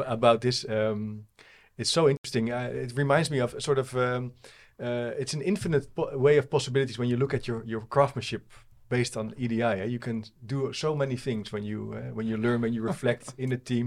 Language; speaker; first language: English; non-native, fluent; Dutch